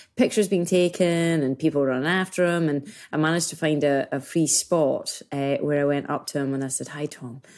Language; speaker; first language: English; native; English